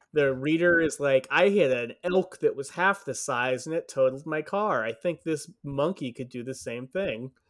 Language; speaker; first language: English; native; English